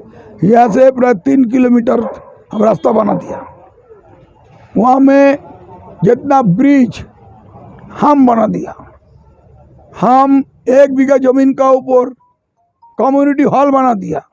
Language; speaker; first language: Hindi; non-native, local second language; Bangla